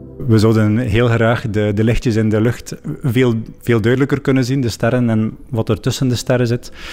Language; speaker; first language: Dutch; native; Dutch